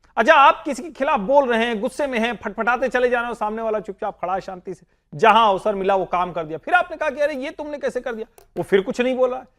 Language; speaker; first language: Hindi; native; Hindi